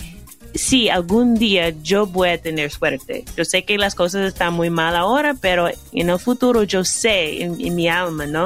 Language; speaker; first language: Spanish; non-native, fluent; English